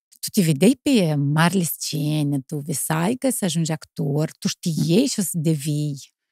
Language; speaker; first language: Romanian; native; Romanian